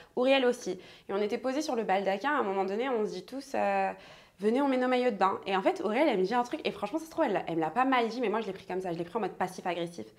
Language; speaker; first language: French; native; French